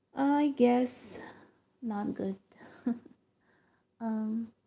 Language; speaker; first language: English; non-native, fluent; Hebrew